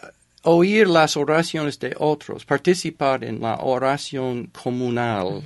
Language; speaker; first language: Spanish; non-native, fluent; English